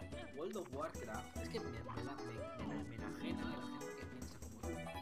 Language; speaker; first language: Spanish; native; Spanish